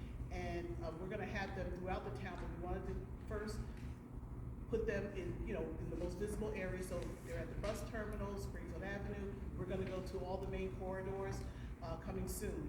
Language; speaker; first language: English; native; English